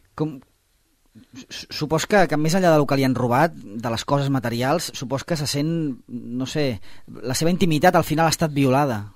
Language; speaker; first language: Catalan; native; Catalan